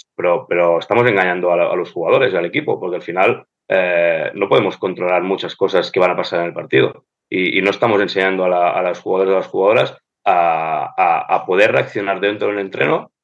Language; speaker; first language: Spanish; native; Spanish